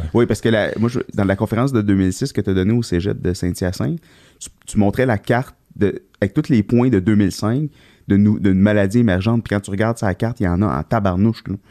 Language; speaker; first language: French; native; French